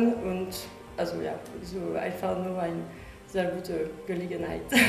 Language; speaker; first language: German; non-native, fluent; French